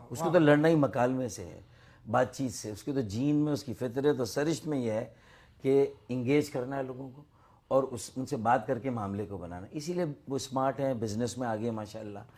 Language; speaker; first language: Urdu; non-native, local second language; Memoni